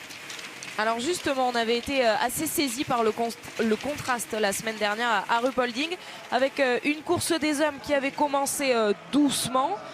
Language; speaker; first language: French; native; French